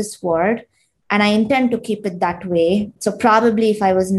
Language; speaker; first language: English; non-native, local second language; Kannada